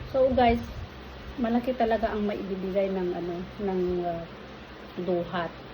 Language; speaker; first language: Filipino; non-native, local second language; Iloko